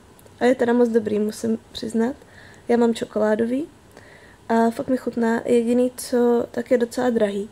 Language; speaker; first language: Czech; native; Czech